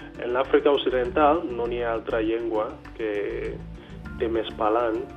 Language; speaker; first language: Catalan; non-native, fluent; Yoruba